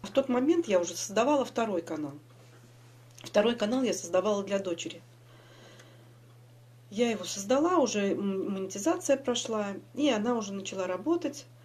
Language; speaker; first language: Russian; native; Russian